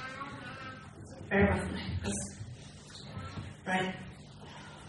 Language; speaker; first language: English; native; English